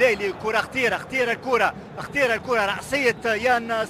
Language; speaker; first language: Arabic; native; Arabic